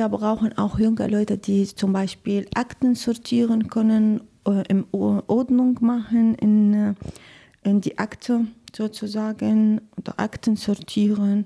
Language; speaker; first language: German; non-native, learner; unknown